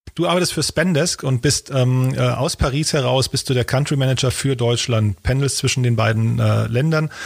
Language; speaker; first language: German; native; German